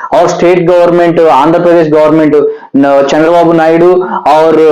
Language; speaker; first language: Hindi; non-native, local second language; Telugu